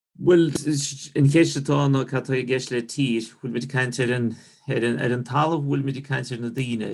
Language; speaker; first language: Irish; non-native, fluent; Russian